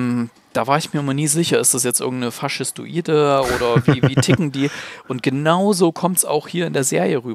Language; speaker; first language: German; native; German